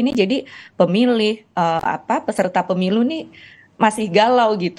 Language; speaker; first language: Indonesian; native; Indonesian